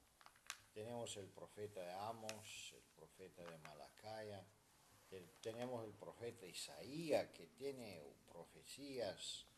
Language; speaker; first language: Spanish; non-native, fluent; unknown